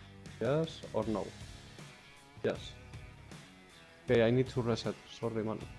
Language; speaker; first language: English; non-native, learner; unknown